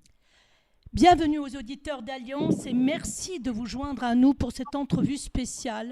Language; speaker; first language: French; native; French